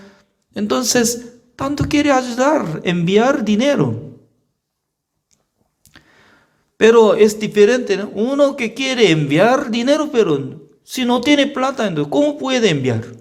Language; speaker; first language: Spanish; non-native, fluent; Korean